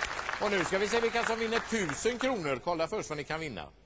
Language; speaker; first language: Swedish; native; Swedish